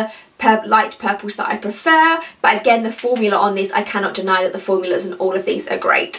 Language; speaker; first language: English; native; English